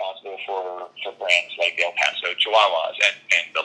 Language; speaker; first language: English; native; English